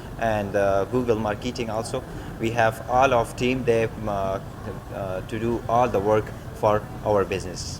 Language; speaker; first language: English; non-native, learner; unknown